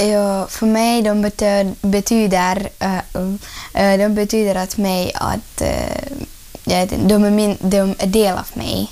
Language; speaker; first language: Swedish; non-native, learner; Russian